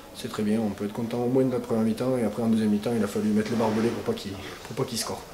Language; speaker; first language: French; native; French